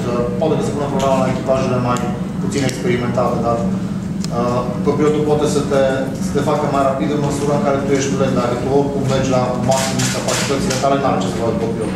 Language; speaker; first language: Romanian; native; Romanian